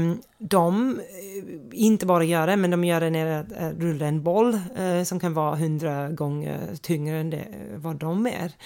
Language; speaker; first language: Swedish; non-native, fluent; English